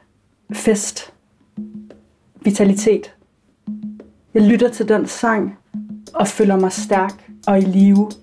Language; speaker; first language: Danish; early bilingual, other home language; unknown